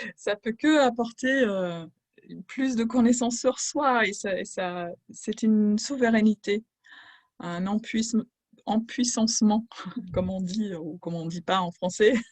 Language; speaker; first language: French; non-native, fluent; German